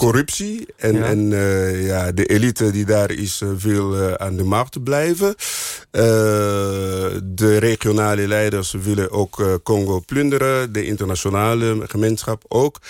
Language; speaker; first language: Dutch; non-native, fluent; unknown